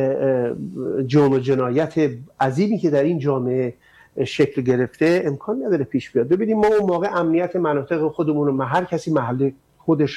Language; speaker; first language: Persian; native; Persian